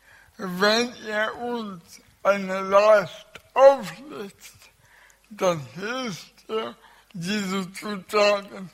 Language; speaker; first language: German; early bilingual, other home language; Russian